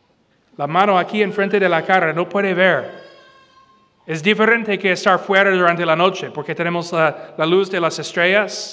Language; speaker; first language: Spanish; non-native, fluent; English